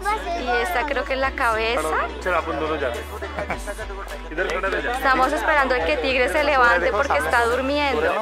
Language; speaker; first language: Spanish; native; Spanish